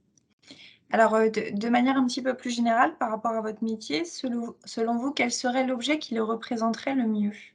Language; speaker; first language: French; native; French